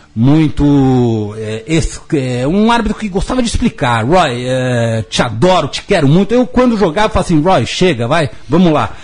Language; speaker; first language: Portuguese; native; Portuguese